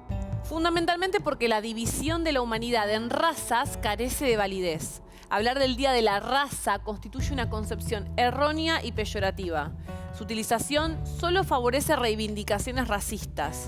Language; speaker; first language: Spanish; native; Spanish